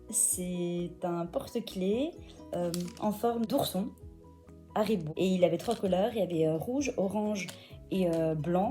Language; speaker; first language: French; native; French